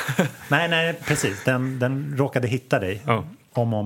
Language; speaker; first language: Swedish; native; Swedish